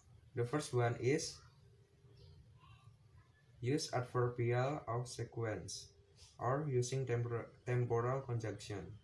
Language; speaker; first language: English; non-native, learner; Indonesian